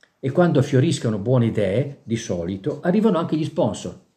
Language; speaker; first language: Italian; native; Italian